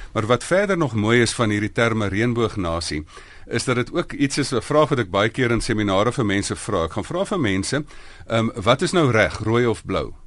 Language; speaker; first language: Afrikaans; native; Afrikaans